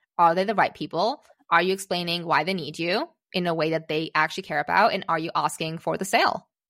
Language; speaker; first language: English; early bilingual, other home language; Czech